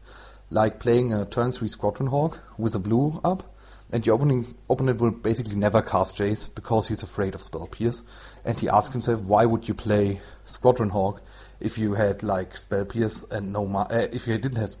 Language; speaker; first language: English; non-native, fluent; German